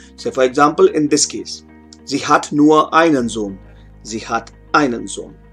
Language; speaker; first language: English; non-native, local second language; Hindi